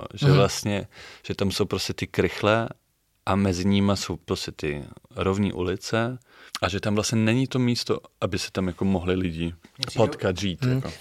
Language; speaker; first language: Czech; non-native, fluent; German